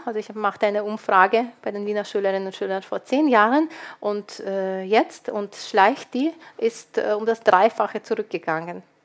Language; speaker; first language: German; non-native, fluent; Ukrainian